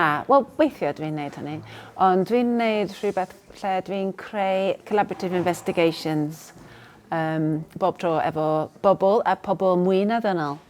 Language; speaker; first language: Welsh; non-native, fluent; English